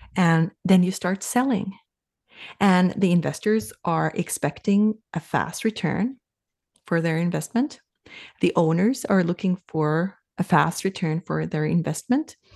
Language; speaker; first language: English; non-native, fluent; Finnish